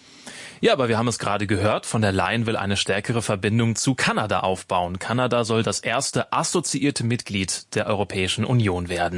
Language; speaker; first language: German; native; German